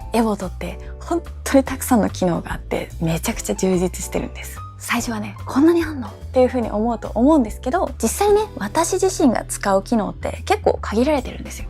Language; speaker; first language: Japanese; native; Japanese